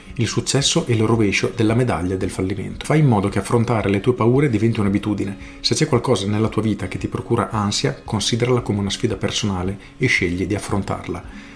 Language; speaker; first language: Italian; native; Italian